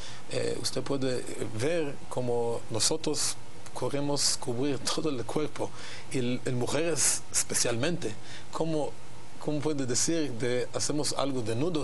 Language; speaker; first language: Spanish; non-native, learner; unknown